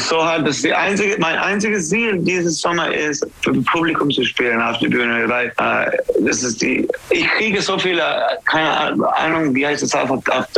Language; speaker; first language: German; non-native, learner; English